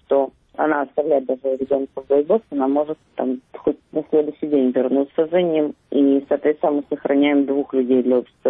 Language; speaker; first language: Russian; native; Russian